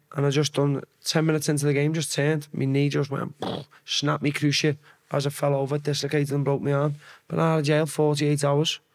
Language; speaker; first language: English; native; English